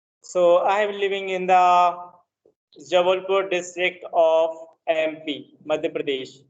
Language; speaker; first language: English; non-native, learner; Hindi